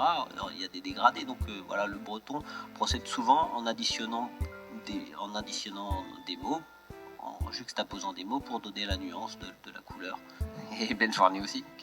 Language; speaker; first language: French; native; French